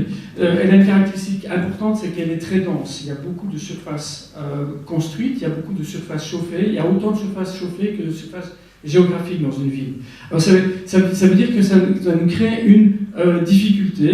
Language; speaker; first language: French; native; French